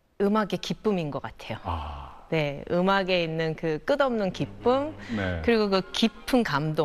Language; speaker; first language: Korean; native; Korean